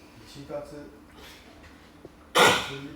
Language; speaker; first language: Japanese; non-native, learner; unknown